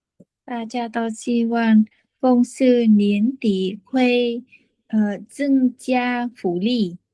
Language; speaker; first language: Chinese; non-native, learner; Vietnamese